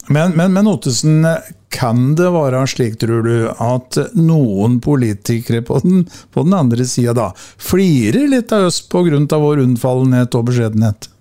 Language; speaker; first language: Norwegian; native; Norwegian